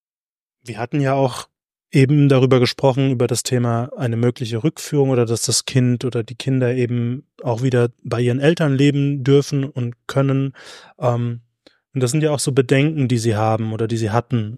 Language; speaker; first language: German; native; German